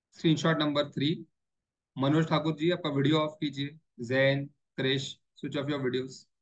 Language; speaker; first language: Hindi; native; Hindi